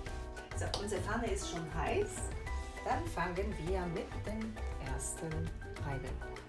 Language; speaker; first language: German; non-native, fluent; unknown